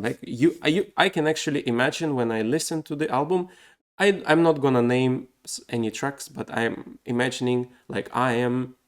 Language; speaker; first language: English; non-native, fluent; Russian